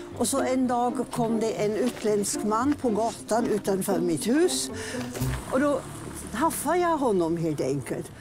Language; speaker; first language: Swedish; non-native, fluent; German